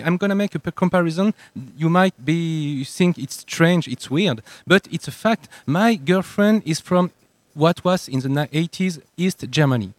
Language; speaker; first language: English; non-native, learner; French